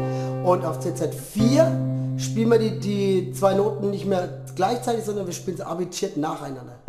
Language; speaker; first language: German; native; German